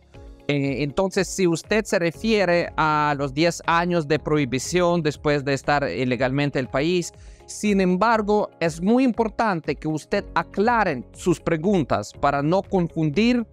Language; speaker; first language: Spanish; non-native, fluent; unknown